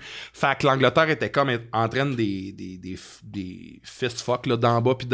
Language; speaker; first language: French; native; French